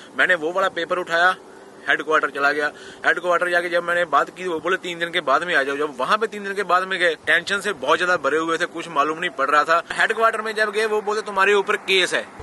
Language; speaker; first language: Hindi; non-native, local second language; Punjabi